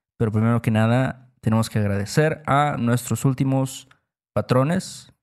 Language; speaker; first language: Spanish; native; Spanish